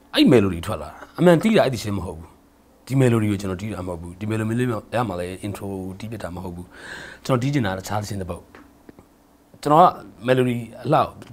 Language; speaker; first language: Burmese; native; Burmese